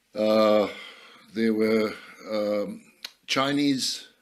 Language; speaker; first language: English; native; English